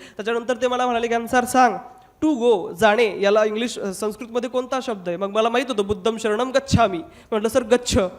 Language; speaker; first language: Marathi; non-native, local second language; Hindi